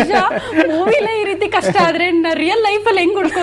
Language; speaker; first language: Kannada; native; Kannada